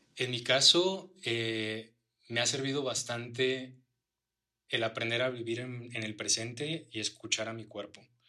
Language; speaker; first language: Spanish; native; Spanish